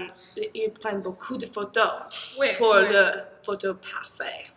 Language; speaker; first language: French; non-native, learner; English